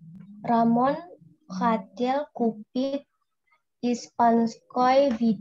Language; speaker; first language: Russian; non-native, learner; Indonesian